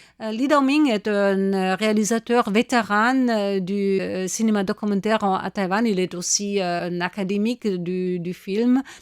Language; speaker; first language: French; non-native, fluent; German